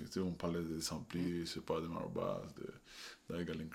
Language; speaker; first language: French; non-native, fluent; Spanish